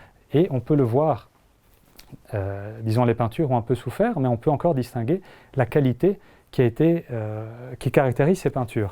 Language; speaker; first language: French; non-native, fluent; Italian